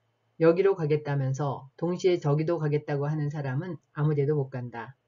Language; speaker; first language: Korean; native; Korean